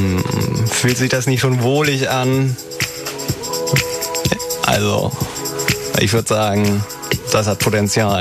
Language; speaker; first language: German; native; German